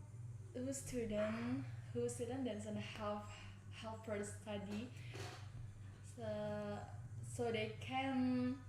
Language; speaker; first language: English; non-native, learner; Indonesian